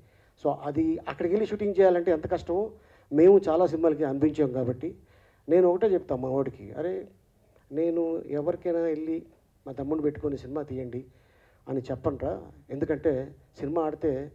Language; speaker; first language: Telugu; native; Telugu